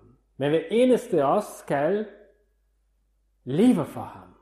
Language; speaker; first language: Danish; non-native, fluent; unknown